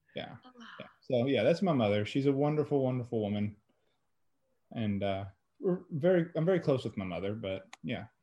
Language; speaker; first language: English; early bilingual, other home language; French